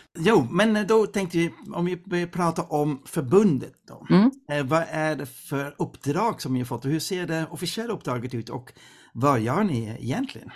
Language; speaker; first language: Swedish; non-native, fluent; Dutch